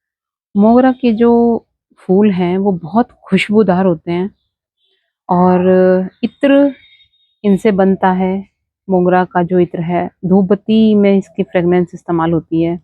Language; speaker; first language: Hindi; native; Hindi